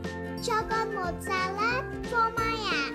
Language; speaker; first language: Vietnamese; early bilingual, other home language; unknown